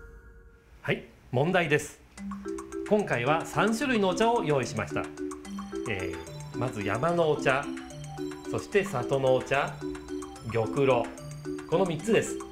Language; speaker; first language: Japanese; native; Japanese